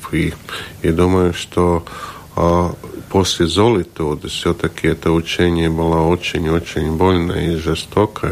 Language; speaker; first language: Russian; non-native, local second language; Latvian